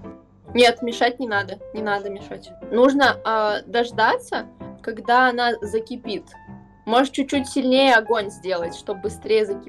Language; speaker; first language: Russian; native; Russian